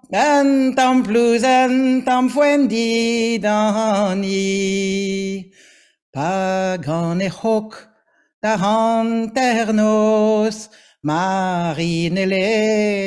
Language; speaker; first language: Welsh; non-native, fluent; French